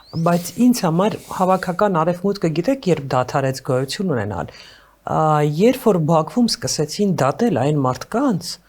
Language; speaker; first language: Armenian; native; Armenian